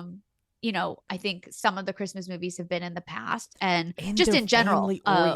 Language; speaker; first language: English; native; English